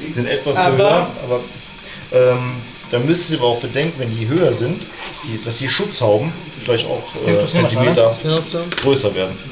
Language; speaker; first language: German; native; German